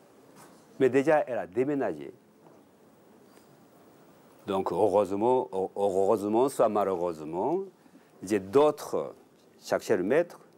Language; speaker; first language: French; non-native, learner; Japanese